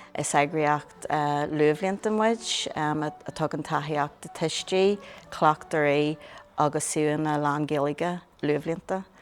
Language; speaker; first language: Irish; non-native, local second language; English